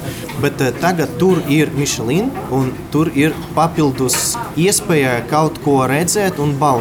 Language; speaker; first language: Latvian; non-native, local second language; Russian